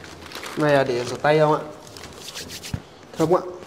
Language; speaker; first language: Vietnamese; native; Vietnamese